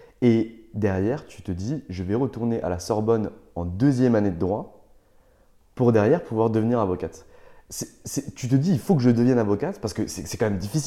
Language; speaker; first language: French; native; French